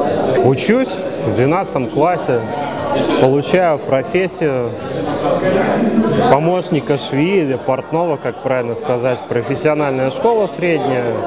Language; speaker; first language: Russian; native; Russian